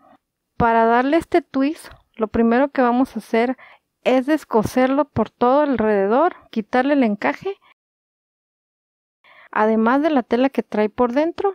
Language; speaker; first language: Spanish; native; Spanish